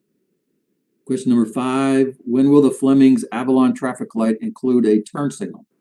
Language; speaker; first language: English; native; English